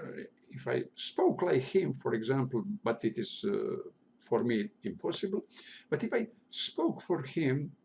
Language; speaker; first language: English; non-native, learner; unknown